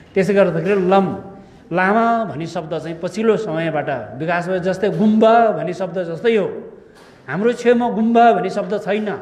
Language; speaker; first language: Nepali; non-native, local second language; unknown